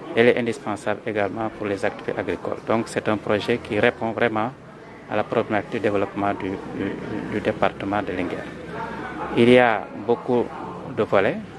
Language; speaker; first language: French; non-native, local second language; Wolof